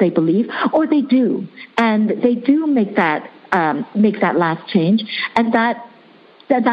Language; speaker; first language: English; early bilingual, other home language; Chinese